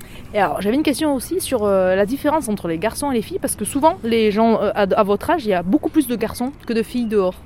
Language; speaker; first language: French; native; French